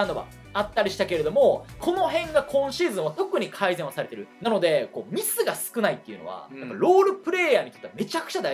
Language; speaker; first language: Japanese; native; Japanese